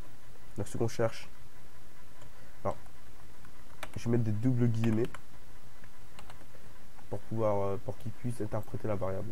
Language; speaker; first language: French; native; French